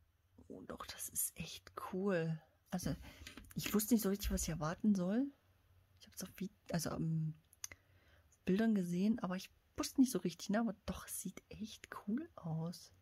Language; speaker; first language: German; native; German